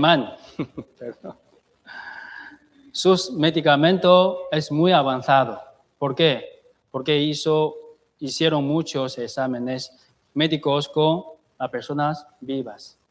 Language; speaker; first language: Spanish; non-native, fluent; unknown